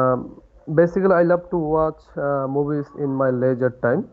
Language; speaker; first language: English; non-native, learner; Bangla